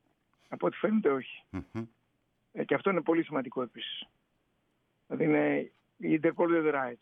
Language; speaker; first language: Greek; native; Greek